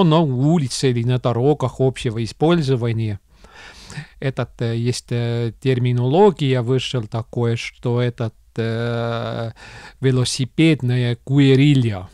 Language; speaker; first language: Russian; non-native, local second language; Estonian